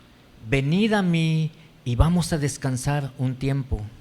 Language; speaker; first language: Spanish; native; Spanish